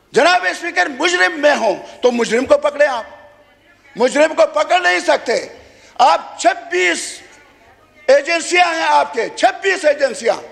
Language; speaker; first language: Urdu; non-native, local second language; Khowar